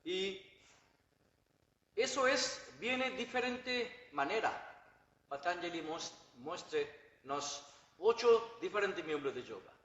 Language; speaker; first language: Spanish; non-native, learner; Bangla